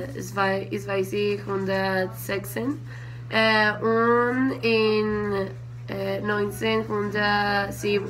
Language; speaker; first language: German; non-native, learner; Spanish